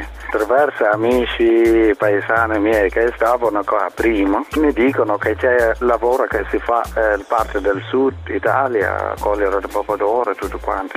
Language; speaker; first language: Italian; non-native, learner; Arabic